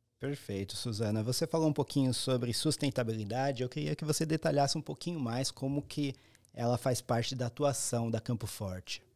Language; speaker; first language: Portuguese; native; Portuguese